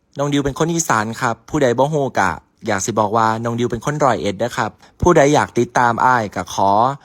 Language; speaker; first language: Thai; native; Thai